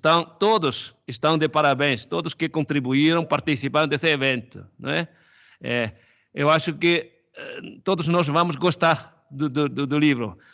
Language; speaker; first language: Portuguese; non-native, fluent; Chinese